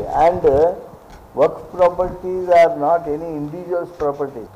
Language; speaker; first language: English; non-native, local second language; Kannada